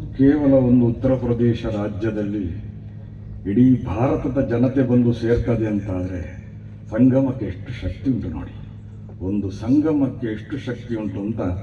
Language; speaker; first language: Kannada; non-native, local second language; Tulu